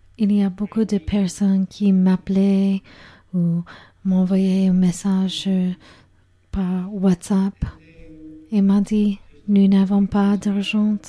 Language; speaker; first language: French; non-native, learner; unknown